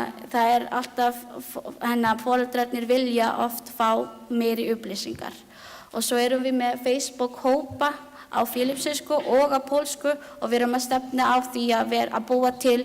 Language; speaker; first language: Icelandic; non-native, learner; Filipino